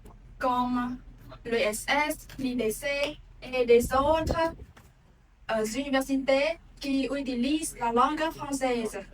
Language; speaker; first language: French; non-native, learner; Khmer